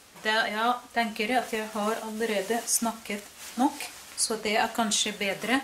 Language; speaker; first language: Norwegian; non-native, fluent; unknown